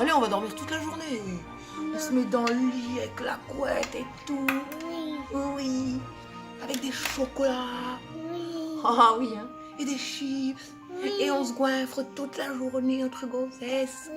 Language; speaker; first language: French; native; French